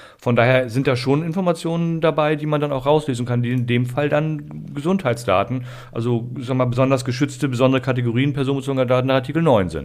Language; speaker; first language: German; native; German